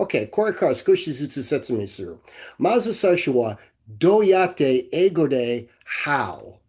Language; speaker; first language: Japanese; non-native, learner; English